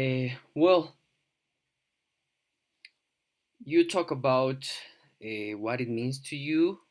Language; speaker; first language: English; non-native, fluent; Spanish